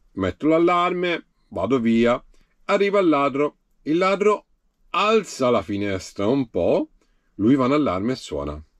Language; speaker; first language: Italian; native; Italian